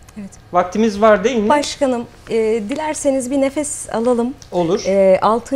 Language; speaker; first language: Turkish; native; Turkish